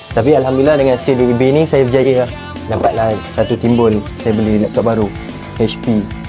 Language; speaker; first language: Malay; native; Malay